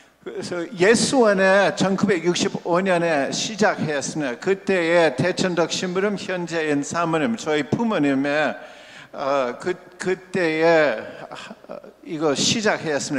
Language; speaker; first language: Korean; non-native, local second language; English